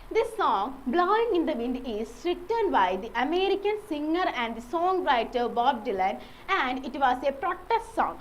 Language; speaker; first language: English; non-native, local second language; Malayalam